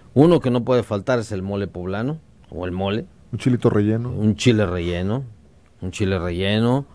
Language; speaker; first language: Spanish; native; Spanish